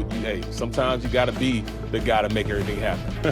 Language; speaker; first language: English; native; English